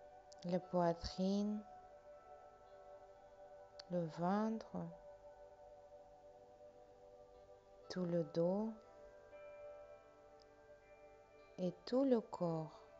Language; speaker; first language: French; non-native, fluent; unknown